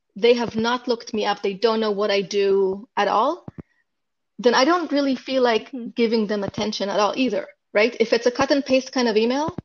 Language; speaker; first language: English; non-native, fluent; Hebrew